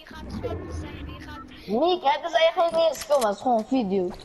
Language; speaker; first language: Dutch; early bilingual, other home language; Turkish